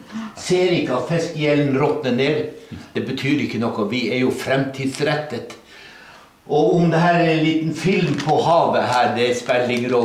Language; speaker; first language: Norwegian; native; Norwegian